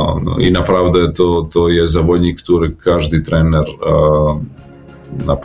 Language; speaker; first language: Polish; non-native, learner; Serbian